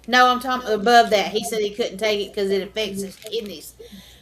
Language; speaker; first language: English; native; English